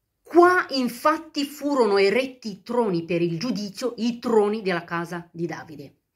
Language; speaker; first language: Italian; non-native, fluent; Romanian